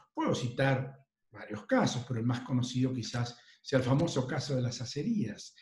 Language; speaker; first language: Spanish; native; Spanish